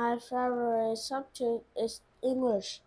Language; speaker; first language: English; non-native, learner; Vietnamese